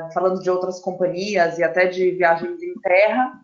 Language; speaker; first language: Portuguese; native; Portuguese